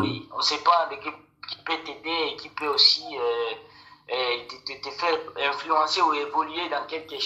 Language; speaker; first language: French; non-native, local second language; Rundi